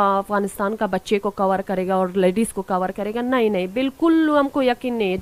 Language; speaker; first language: Hindi; non-native, learner; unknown